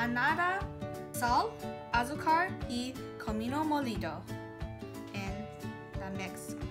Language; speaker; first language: Spanish; non-native, learner; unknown